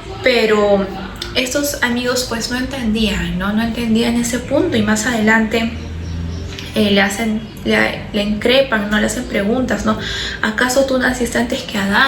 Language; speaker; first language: Spanish; native; Spanish